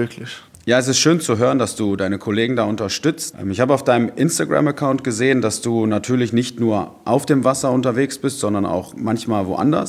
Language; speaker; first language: German; native; German